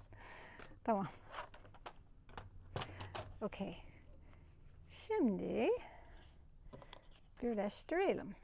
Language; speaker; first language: Turkish; non-native, fluent; English